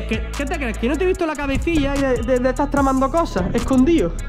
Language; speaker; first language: Spanish; native; Spanish